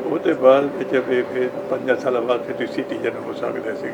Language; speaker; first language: Punjabi; native; Punjabi